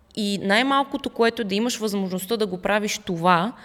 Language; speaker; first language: Bulgarian; early bilingual, other home language; Russian